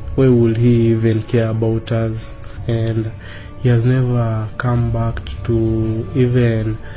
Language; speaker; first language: English; non-native, local second language; Kikuyu